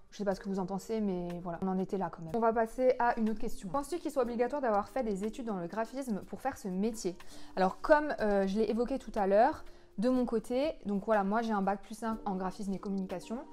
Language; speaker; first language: French; native; French